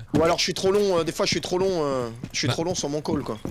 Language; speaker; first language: French; native; French